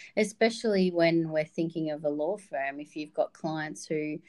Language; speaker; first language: English; native; English